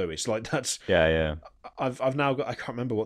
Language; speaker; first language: English; native; English